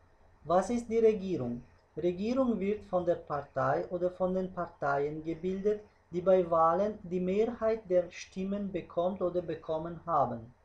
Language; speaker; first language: German; non-native, fluent; Uzbek